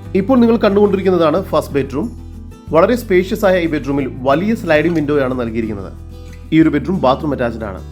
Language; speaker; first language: Malayalam; native; Malayalam